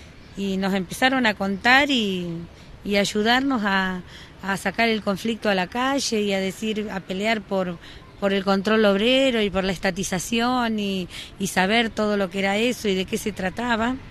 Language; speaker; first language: Spanish; native; Spanish